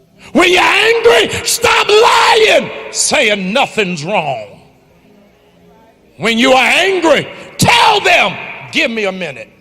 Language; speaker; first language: English; native; English